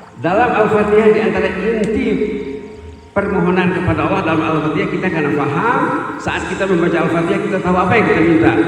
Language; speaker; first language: Indonesian; non-native, local second language; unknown